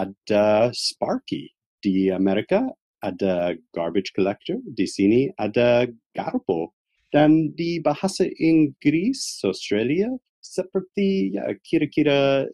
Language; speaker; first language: Indonesian; non-native, fluent; English